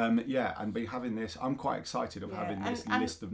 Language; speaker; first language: English; native; English